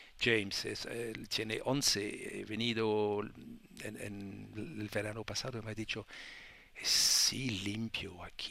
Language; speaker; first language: Spanish; non-native, learner; French